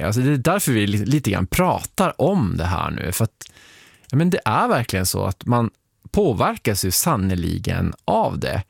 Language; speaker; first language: Swedish; native; Swedish